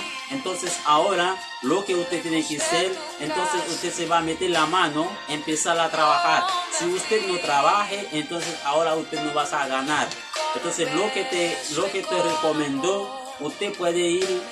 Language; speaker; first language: Spanish; non-native, learner; Haitian Creole